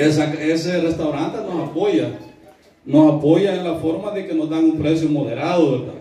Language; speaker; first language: Spanish; native; Spanish